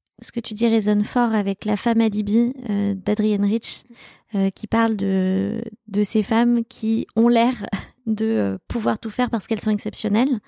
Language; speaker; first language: French; native; French